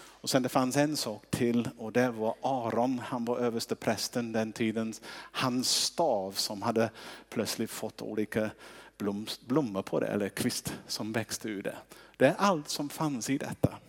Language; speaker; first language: Swedish; non-native, fluent; English